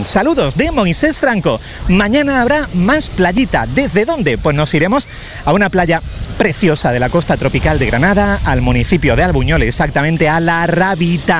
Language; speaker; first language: Spanish; native; Spanish